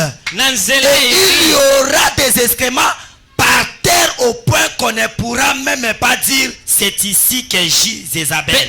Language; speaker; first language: Haitian Creole; non-native, local second language; Lingala